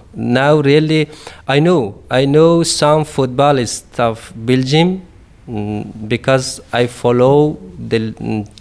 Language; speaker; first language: English; non-native, learner; Persian